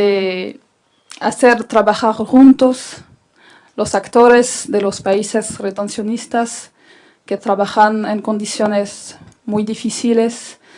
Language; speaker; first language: Spanish; non-native, fluent; French